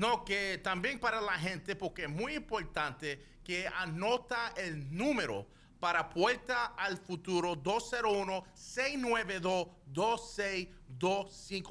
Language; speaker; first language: Spanish; early bilingual, heritage; Spanish